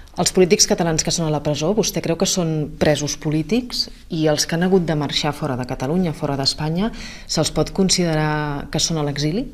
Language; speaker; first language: Catalan; native; Catalan